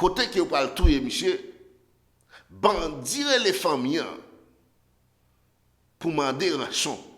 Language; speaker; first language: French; non-native, local second language; Haitian Creole